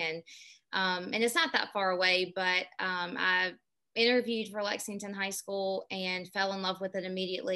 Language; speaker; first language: English; native; English